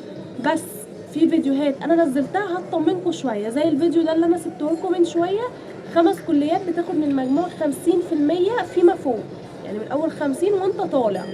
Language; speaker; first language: Arabic; native; Arabic